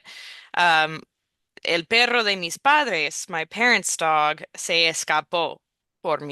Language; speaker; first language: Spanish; non-native, fluent; English